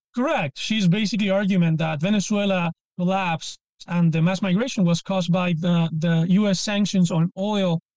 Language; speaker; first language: English; non-native, fluent; Spanish